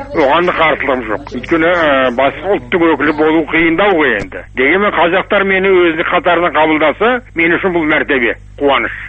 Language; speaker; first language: Kazakh; non-native, local second language; German